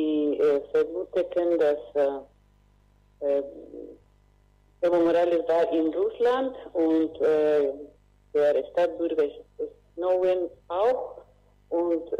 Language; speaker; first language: German; non-native, fluent; Spanish